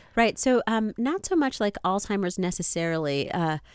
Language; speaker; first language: English; native; English